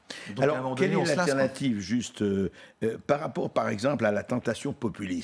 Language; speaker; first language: French; native; French